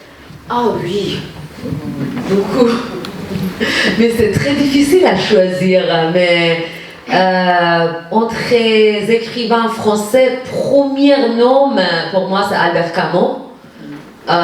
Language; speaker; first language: French; non-native, fluent; Persian